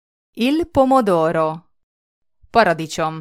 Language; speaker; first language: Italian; non-native, fluent; Hungarian